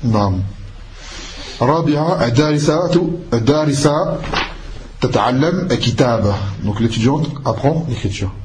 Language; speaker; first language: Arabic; non-native, fluent; French